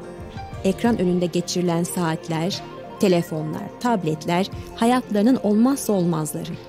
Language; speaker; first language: Turkish; native; Turkish